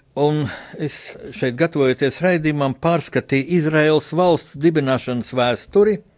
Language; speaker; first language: Latvian; native; Latvian